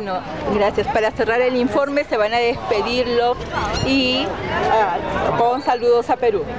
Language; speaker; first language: Spanish; native; Spanish